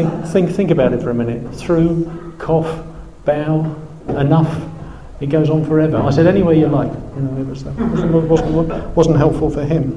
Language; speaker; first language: English; native; English